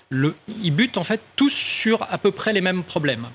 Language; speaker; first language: French; native; French